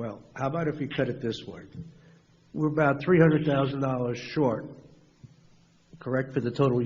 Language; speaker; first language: English; native; English